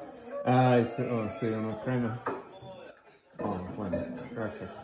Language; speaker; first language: Spanish; non-native, learner; English